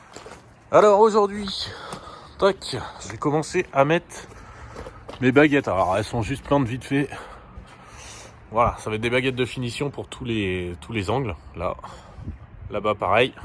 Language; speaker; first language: French; native; French